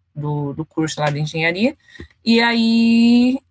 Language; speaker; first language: Portuguese; native; Portuguese